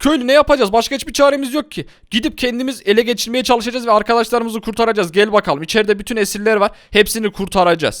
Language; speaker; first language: Turkish; native; Turkish